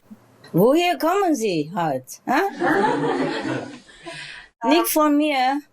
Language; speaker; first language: German; non-native, learner; Vietnamese